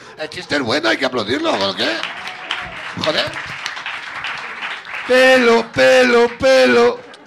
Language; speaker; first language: Spanish; native; Spanish